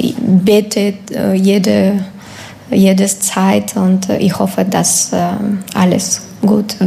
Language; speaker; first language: German; non-native, learner; Ukrainian